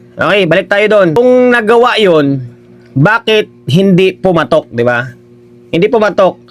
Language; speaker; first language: Filipino; non-native, local second language; Hiligaynon